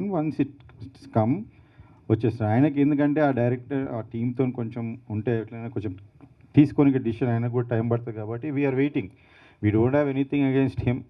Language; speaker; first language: Telugu; native; Telugu